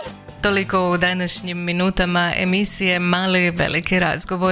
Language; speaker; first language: Croatian; native; Croatian